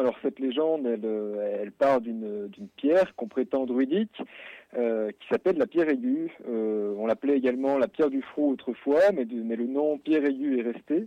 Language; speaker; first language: French; native; French